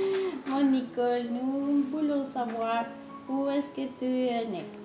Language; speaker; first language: French; non-native, learner; Spanish